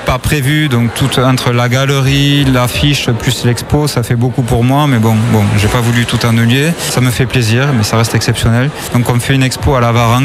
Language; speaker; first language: French; native; French